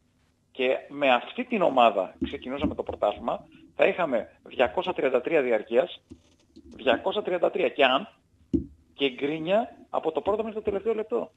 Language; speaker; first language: Greek; native; Greek